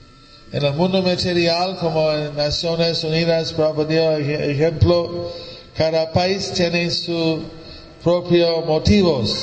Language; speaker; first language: Spanish; non-native, learner; English